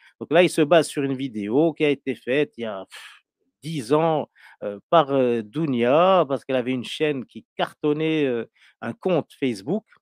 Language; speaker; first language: French; non-native, local second language; Arabic